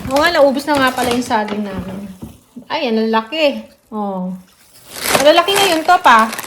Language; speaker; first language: Filipino; native; Filipino